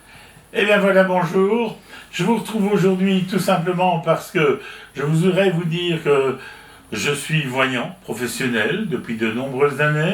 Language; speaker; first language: French; native; French